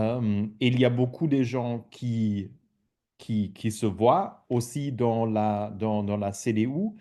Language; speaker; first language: French; non-native, fluent; German